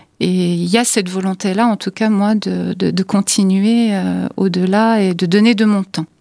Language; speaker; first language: French; native; French